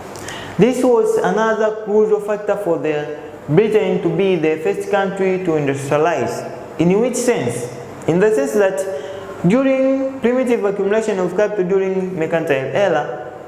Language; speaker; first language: English; non-native, local second language; Swahili